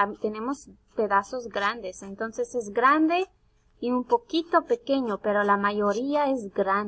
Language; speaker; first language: Spanish; non-native, fluent; English